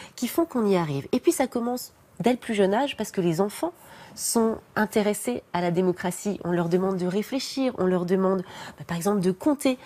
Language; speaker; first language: French; native; French